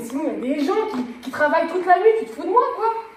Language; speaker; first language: French; native; French